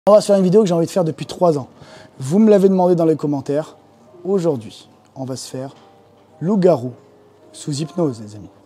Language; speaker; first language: French; native; French